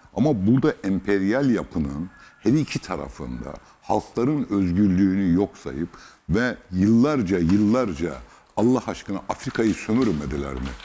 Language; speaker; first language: Turkish; native; Turkish